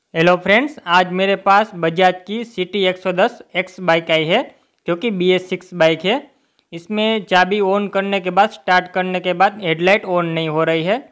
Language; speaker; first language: Hindi; native; Hindi